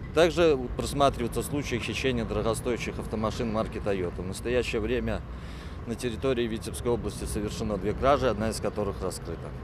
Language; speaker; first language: Russian; native; Russian